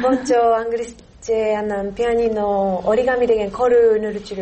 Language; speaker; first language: Kyrgyz; non-native, learner; Japanese